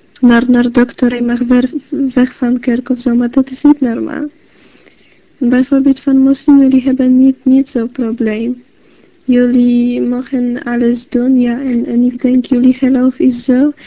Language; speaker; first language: Dutch; non-native, learner; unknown